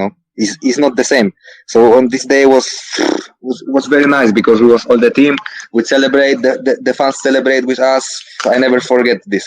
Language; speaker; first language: English; non-native, learner; Polish